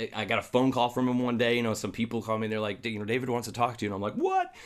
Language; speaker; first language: English; native; English